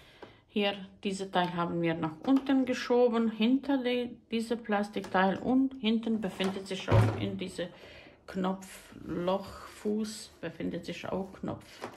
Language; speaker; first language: German; non-native, learner; Croatian